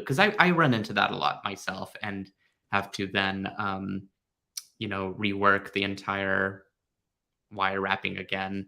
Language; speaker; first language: English; native; English